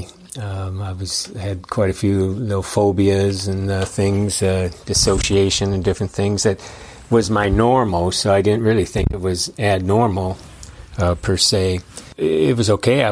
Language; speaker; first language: English; native; English